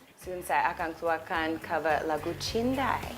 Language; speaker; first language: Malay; non-native, learner; English